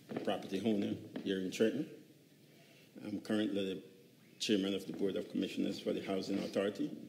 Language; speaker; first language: English; native; English